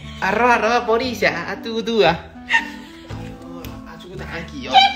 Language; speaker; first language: Portuguese; non-native, learner; Chinese